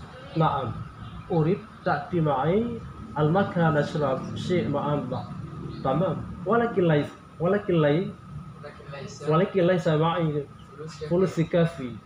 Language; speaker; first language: Arabic; non-native, learner; Indonesian